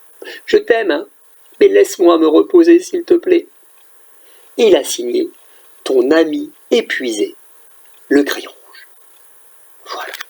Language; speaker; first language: French; native; French